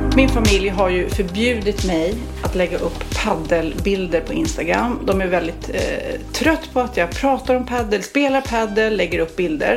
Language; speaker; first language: Swedish; native; Swedish